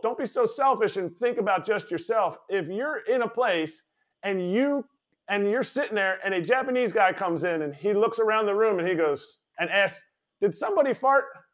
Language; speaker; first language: English; native; English